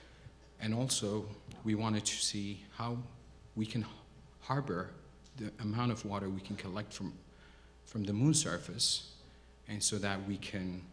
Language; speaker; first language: English; non-native, local second language; Amharic